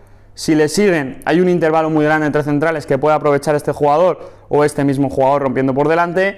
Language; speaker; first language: Spanish; native; Spanish